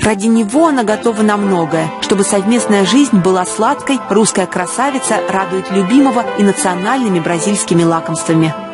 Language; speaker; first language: Russian; native; Russian